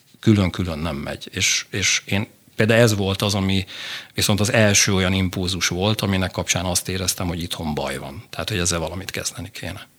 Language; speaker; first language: Hungarian; native; Hungarian